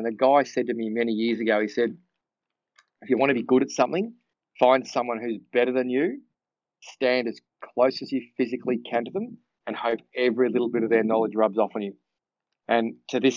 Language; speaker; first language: English; native; English